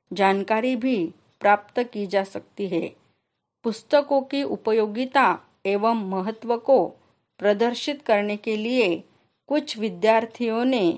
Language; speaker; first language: Hindi; non-native, local second language; Marathi